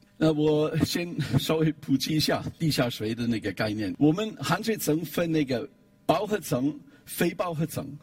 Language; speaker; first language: Chinese; non-native, fluent; German